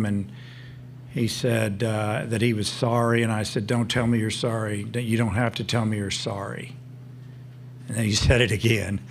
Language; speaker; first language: English; native; English